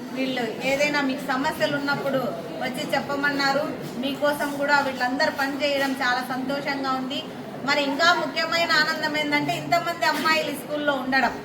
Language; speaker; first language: Telugu; native; Telugu